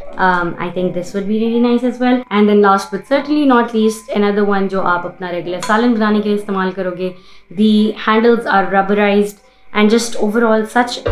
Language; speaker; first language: Urdu; native; Urdu